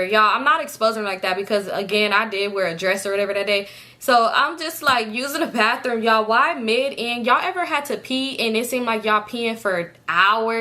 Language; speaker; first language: English; native; English